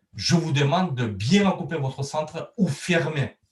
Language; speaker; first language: French; non-native, learner; Turkmen